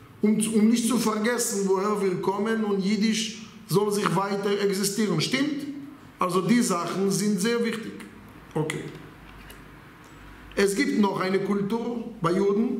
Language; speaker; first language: German; non-native, fluent; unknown